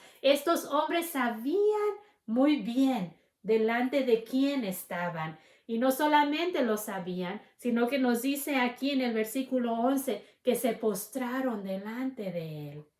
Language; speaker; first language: Spanish; native; Spanish